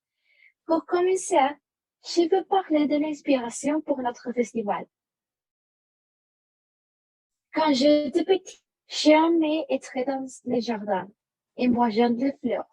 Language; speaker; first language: French; non-native, learner; Spanish